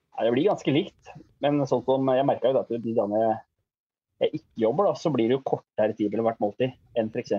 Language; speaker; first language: Norwegian; native; Norwegian